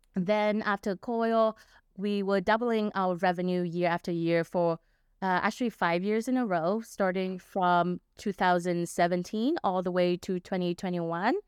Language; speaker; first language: English; non-native, fluent; Vietnamese